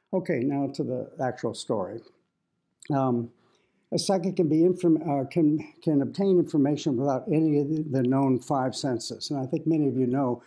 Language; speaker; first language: English; native; English